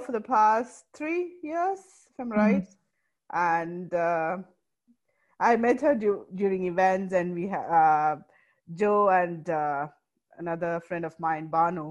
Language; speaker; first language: English; non-native, local second language; Malayalam